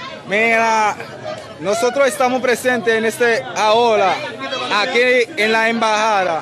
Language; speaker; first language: Spanish; non-native, local second language; Haitian Creole